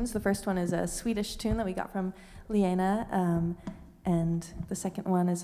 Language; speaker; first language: English; native; English